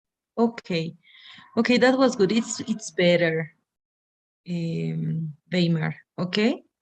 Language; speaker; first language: English; non-native, fluent; Spanish